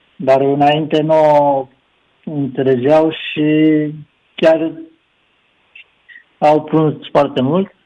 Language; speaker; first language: Romanian; non-native, learner; Japanese